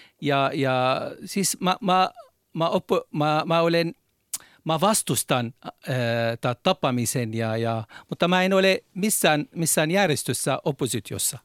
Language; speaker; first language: Finnish; non-native, learner; Arabic